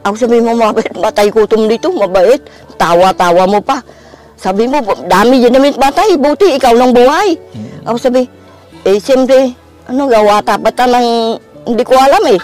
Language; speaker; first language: Filipino; non-native, learner; Vietnamese